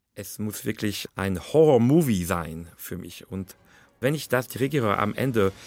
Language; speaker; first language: German; non-native, fluent; French